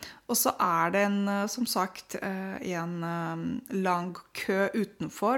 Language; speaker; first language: Norwegian; non-native, fluent; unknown